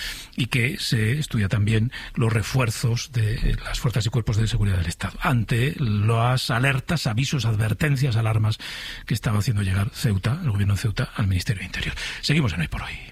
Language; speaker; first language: Spanish; native; Spanish